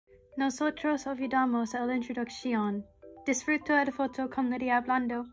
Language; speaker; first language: Spanish; non-native, learner; English